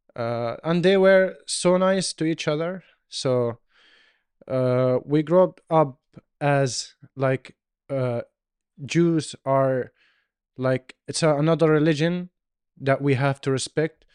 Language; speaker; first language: English; non-native, learner; Arabic